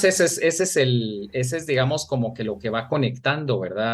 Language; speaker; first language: Spanish; native; Spanish